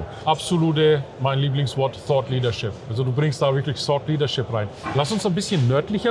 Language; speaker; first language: German; native; German